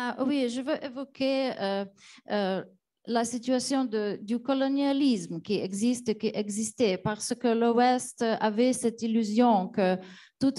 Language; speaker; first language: French; non-native, fluent; Ukrainian